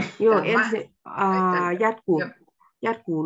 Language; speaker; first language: Finnish; non-native, learner; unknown